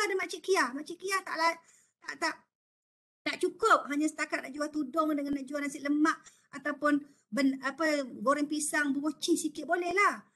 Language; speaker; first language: Malay; native; Malay